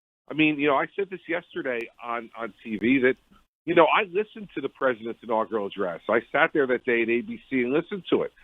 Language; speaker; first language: English; native; English